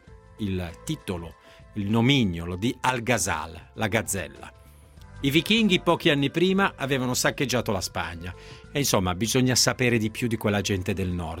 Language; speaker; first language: Italian; native; Italian